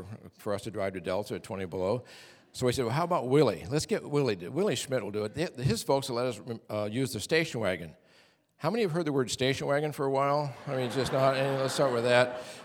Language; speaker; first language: English; native; English